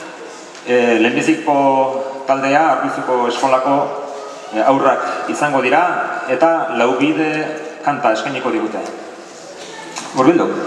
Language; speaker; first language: Basque; native; Basque